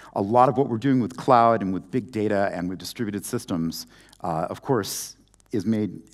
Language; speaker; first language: English; native; English